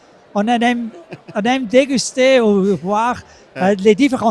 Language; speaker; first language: French; non-native, local second language; German